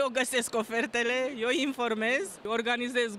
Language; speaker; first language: Romanian; native; Romanian